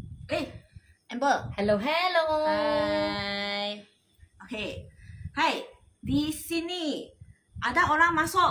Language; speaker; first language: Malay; non-native, local second language; Chinese